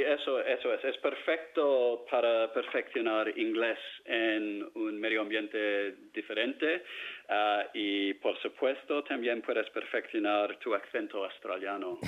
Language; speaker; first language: Spanish; non-native, fluent; English